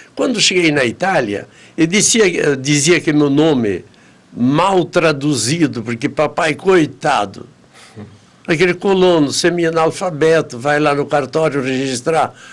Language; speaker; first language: Portuguese; early bilingual, other home language; Polish